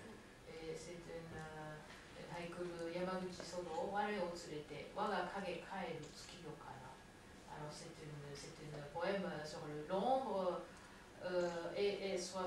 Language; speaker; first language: French; non-native, fluent; Japanese